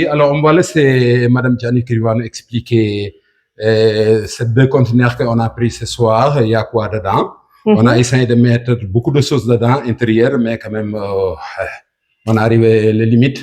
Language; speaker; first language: French; non-native, local second language; Wolof